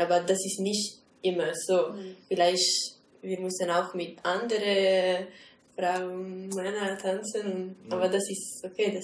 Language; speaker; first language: German; non-native, learner; Italian